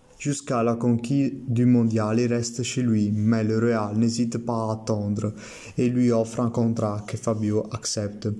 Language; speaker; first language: French; non-native, learner; Italian